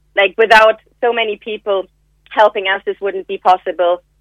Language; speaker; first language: English; non-native, fluent; German